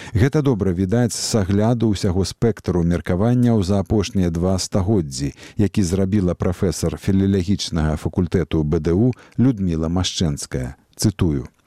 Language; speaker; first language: Belarusian; native; Belarusian